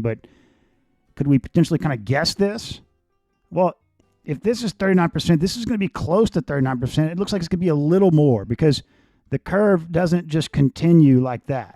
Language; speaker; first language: English; native; English